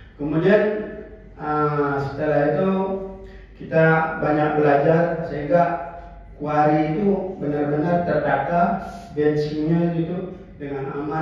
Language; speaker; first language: Indonesian; native; Indonesian